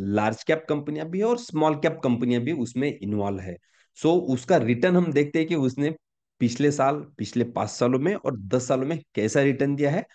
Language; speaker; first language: Hindi; non-native, local second language; Marathi